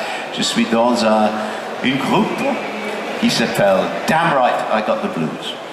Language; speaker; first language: French; non-native, fluent; English